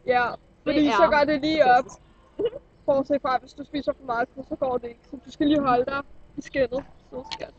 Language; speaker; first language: Danish; native; Danish